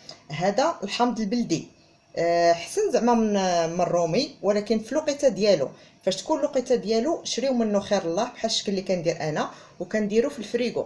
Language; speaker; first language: Arabic; native; Arabic